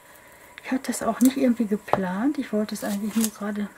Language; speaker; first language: German; native; German